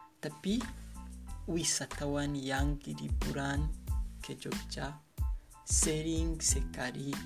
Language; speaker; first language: Indonesian; non-native, learner; Kinyarwanda